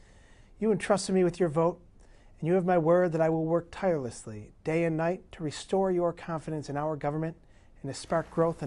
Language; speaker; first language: English; native; English